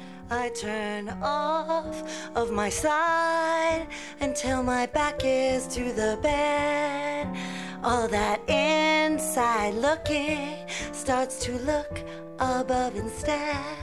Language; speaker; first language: English; native; English